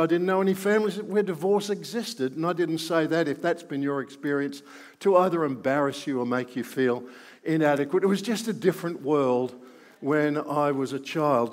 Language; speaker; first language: English; native; English